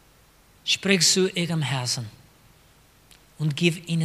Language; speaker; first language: German; non-native, fluent; Spanish